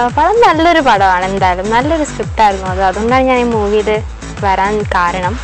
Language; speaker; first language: Malayalam; non-native, local second language; Konkani